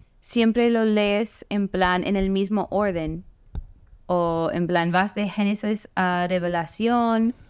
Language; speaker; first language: Spanish; non-native, fluent; English